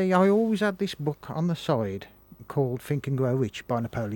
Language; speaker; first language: English; native; English